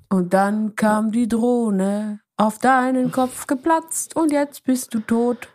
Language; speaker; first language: German; native; German